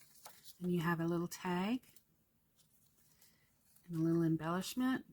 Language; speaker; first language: English; native; English